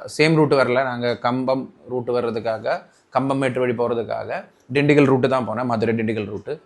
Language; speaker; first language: Tamil; non-native, local second language; Malayalam